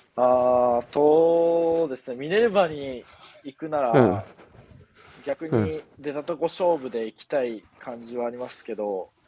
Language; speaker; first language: Japanese; native; Japanese